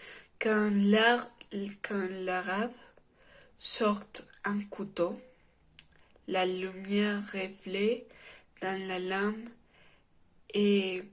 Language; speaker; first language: French; non-native, learner; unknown